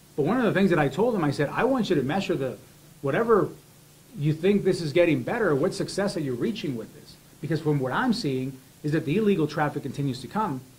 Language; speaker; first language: English; early bilingual, other home language; Spanish